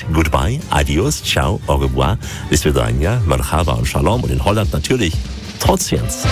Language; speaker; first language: German; native; German